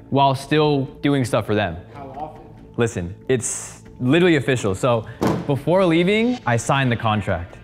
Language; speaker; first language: English; native; English